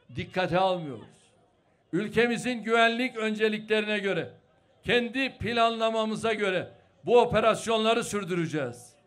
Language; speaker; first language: Turkish; native; Turkish